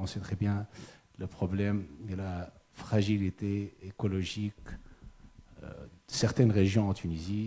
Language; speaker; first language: French; non-native, local second language; Arabic